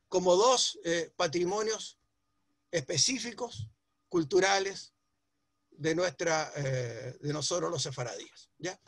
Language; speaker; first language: Spanish; early bilingual, other home language; Ladino